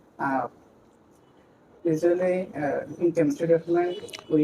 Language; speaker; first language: English; non-native, local second language; Bangla